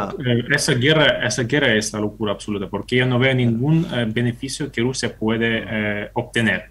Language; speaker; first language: Spanish; non-native, fluent; Ukrainian